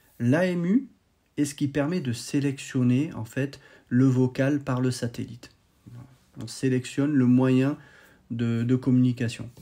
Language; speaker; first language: French; native; French